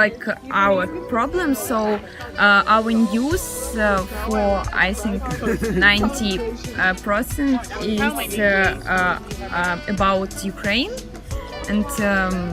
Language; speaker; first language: English; non-native, learner; Ukrainian